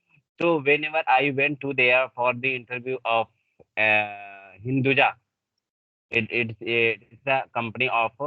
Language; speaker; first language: English; non-native, learner; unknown